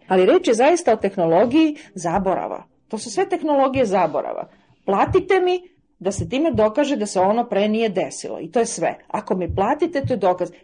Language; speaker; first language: Serbian; native; Serbian